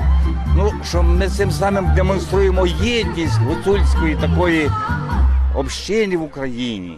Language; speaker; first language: Ukrainian; native; Ukrainian